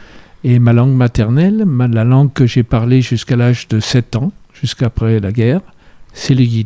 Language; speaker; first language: French; native; French